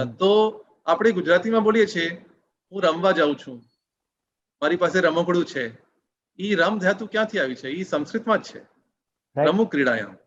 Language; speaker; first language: Gujarati; non-native, local second language; Hindi